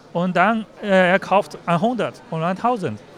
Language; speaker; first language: German; non-native, learner; Chinese